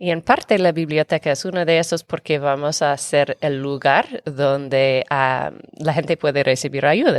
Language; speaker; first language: Spanish; non-native, fluent; English